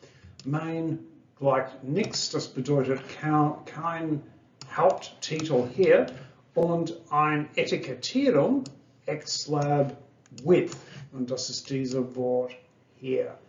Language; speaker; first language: German; non-native, fluent; English